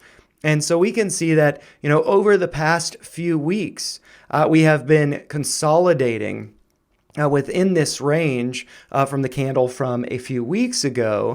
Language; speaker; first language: English; native; English